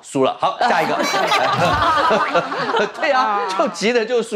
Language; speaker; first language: Chinese; native; Chinese